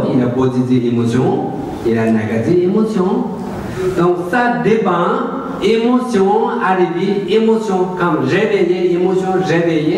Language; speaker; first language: French; non-native, learner; Tibetan